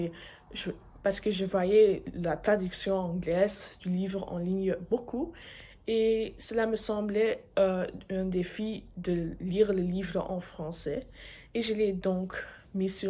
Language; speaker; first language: French; non-native, learner; English